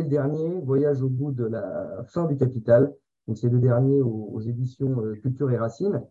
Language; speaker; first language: French; native; French